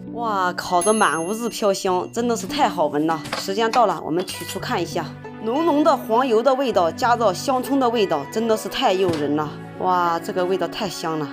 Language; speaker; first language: Chinese; native; Chinese